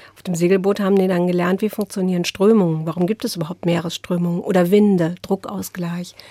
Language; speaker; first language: German; native; German